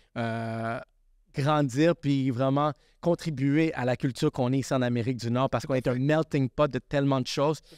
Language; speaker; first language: French; early bilingual, other home language; Spanish